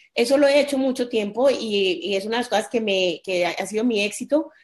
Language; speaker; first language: Spanish; native; Spanish